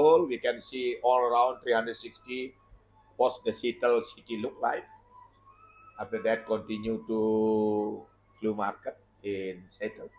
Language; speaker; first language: English; non-native, learner; Indonesian